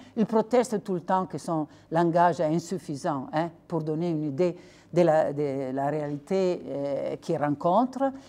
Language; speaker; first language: French; non-native, fluent; Italian